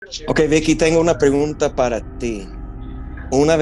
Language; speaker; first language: Spanish; non-native, fluent; English